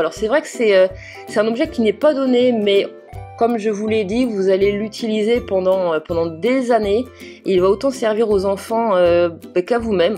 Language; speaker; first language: French; native; French